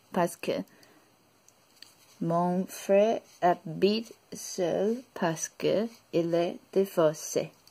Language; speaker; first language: French; non-native, learner; Cantonese